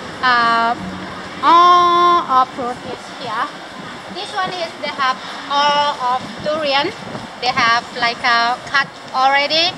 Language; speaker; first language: English; non-native, local second language; Thai